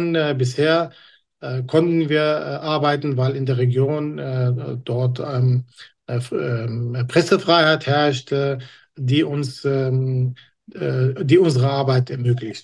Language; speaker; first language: German; non-native, fluent; Kurdish